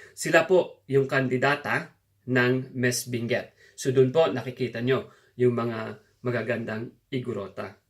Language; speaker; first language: Filipino; non-native, local second language; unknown